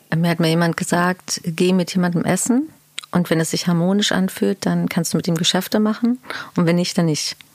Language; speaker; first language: German; early bilingual, other home language; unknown